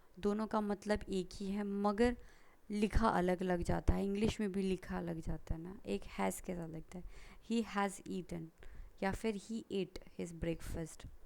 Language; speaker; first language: Hindi; native; Hindi